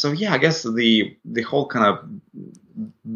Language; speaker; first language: English; non-native, fluent; Russian